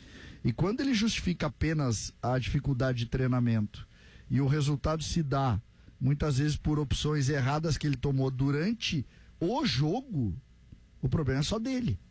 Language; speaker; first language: Portuguese; native; Portuguese